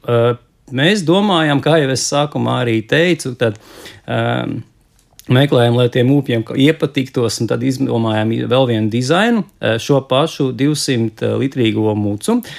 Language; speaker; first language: Latvian; native; Latvian